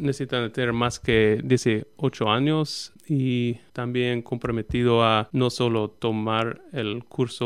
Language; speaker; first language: Spanish; non-native, fluent; English